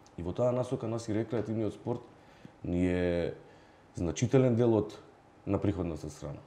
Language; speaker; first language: Macedonian; native; Macedonian